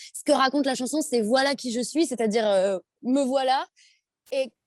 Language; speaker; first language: French; native; French